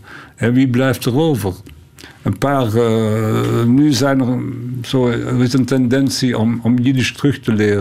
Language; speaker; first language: Dutch; non-native, local second language; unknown